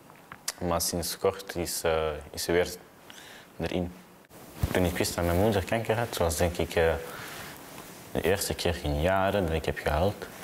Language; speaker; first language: Dutch; early bilingual, other home language; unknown